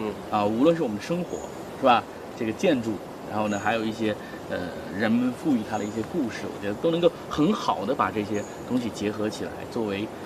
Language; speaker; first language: Chinese; native; Chinese